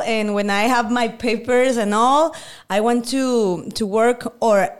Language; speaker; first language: English; non-native, learner; Spanish